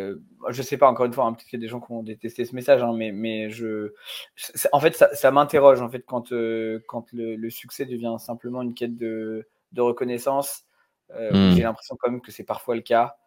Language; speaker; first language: French; native; French